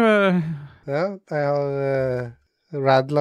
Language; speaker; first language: Norwegian; native; Norwegian